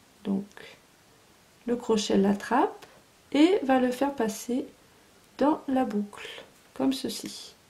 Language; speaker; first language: French; native; French